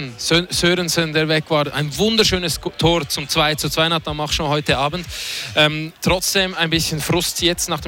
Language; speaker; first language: German; native; German